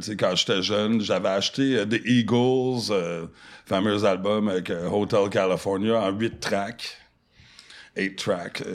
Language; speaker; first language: French; non-native, local second language; English